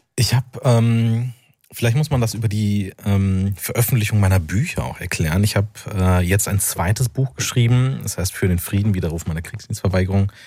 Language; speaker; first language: German; early bilingual, other home language; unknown